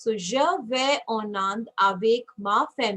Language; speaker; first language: French; non-native, fluent; Hindi